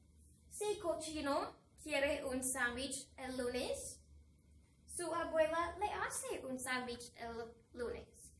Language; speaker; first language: Spanish; non-native, fluent; English